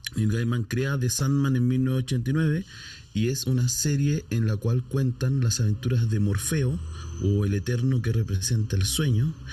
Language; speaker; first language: Spanish; native; Spanish